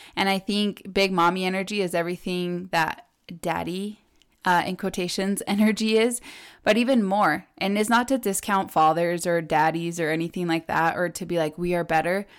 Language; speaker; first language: English; early bilingual, other home language; Spanish